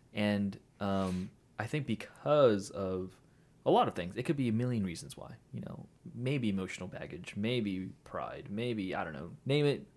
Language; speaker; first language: English; native; English